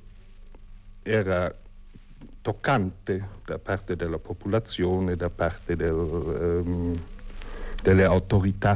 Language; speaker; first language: Italian; non-native, fluent; German